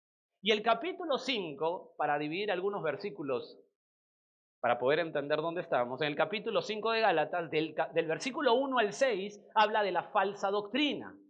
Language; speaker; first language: Spanish; native; Spanish